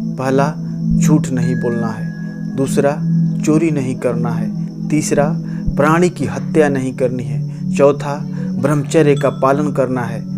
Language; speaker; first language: Hindi; native; Hindi